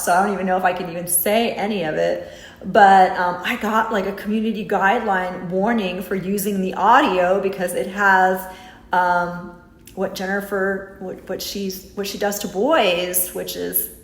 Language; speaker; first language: English; native; English